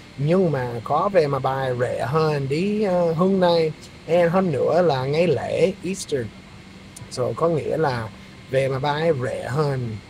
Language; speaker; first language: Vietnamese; non-native, learner; English